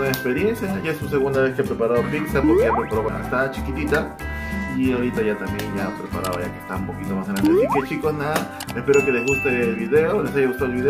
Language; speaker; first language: Spanish; native; Spanish